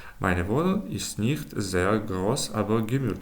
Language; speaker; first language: German; non-native, fluent; Ukrainian